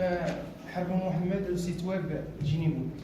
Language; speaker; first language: French; non-native, local second language; Arabic